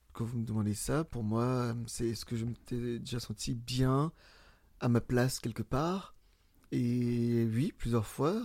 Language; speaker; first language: French; early bilingual, other home language; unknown